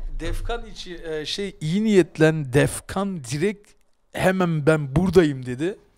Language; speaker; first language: Turkish; early bilingual, heritage; Turkish